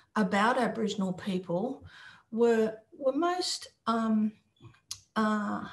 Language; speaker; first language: English; native; English